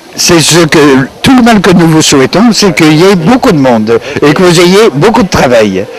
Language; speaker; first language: French; native; French